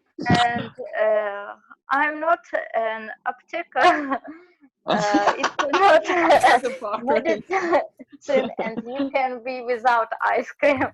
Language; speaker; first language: English; non-native, learner; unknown